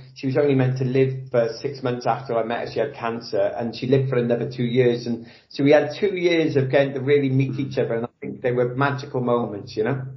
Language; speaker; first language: English; native; English